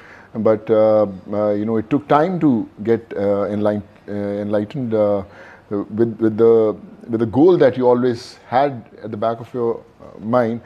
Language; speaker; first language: English; non-native, local second language; Punjabi